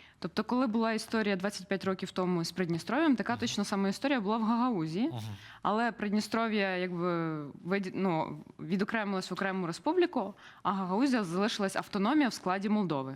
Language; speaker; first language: Ukrainian; native; Ukrainian